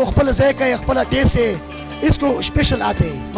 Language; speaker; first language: Hindi; non-native, local second language; Pashto